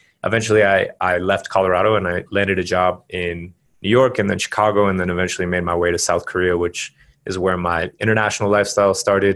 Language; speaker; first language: English; native; English